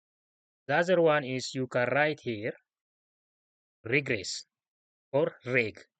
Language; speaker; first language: English; non-native, local second language; Oromo